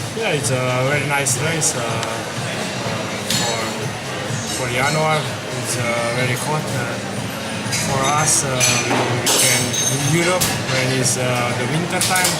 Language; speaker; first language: English; non-native, learner; Slovenian